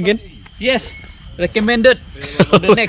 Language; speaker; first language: English; non-native, local second language; Malay